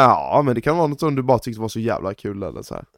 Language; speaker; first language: Swedish; native; Swedish